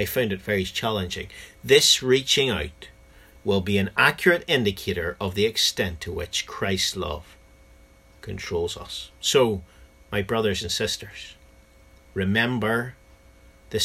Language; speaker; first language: English; native; English